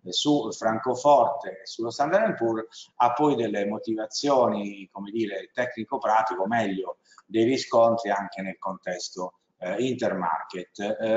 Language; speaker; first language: Italian; native; Italian